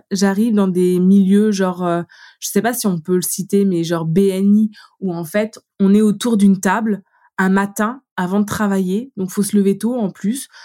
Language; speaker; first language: French; native; French